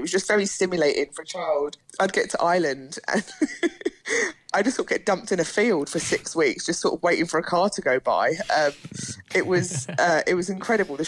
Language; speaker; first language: English; native; English